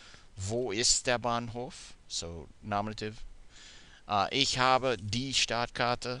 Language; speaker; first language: German; non-native, fluent; English